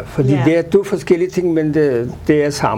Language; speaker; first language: Danish; non-native, fluent; Urdu